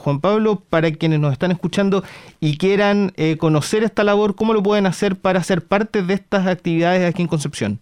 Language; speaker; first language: Spanish; native; Spanish